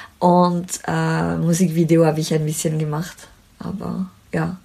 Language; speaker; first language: German; non-native, fluent; French